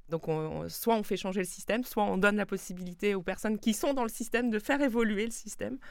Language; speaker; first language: French; non-native, local second language; Swiss German